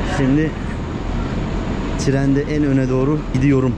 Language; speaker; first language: Turkish; native; Turkish